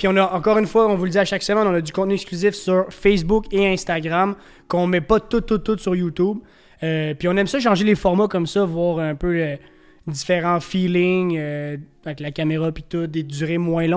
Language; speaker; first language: French; native; French